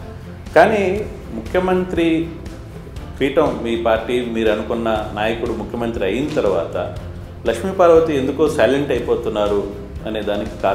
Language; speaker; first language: Telugu; native; Telugu